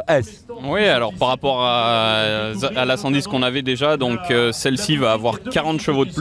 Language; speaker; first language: French; native; French